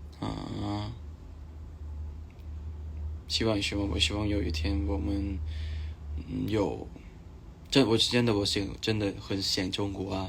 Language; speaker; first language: Chinese; non-native, learner; Thai